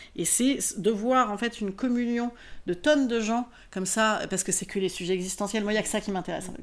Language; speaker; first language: French; native; French